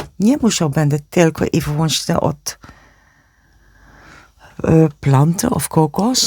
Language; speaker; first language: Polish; non-native, learner; Dutch